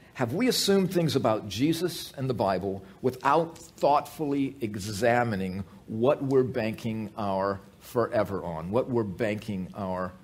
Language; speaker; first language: English; native; English